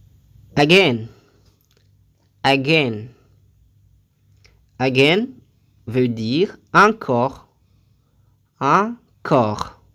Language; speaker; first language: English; non-native, fluent; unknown